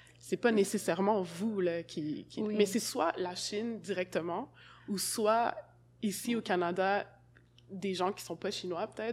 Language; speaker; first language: French; native; French